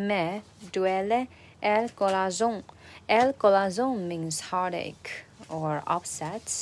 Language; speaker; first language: Spanish; non-native, learner; Chinese